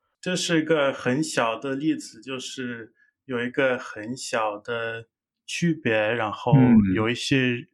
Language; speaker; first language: Chinese; non-native, fluent; English